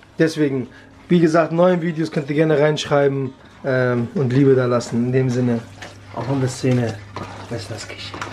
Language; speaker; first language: German; early bilingual, other home language; Kurdish